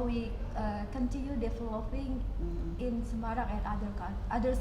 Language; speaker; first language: English; non-native, learner; Indonesian